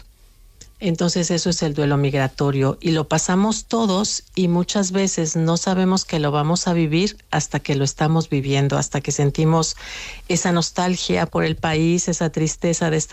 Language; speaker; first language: Spanish; native; Spanish